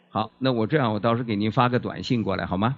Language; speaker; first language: Chinese; native; Chinese